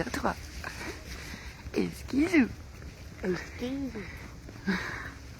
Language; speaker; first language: French; native; French